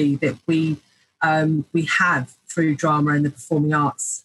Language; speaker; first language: English; native; English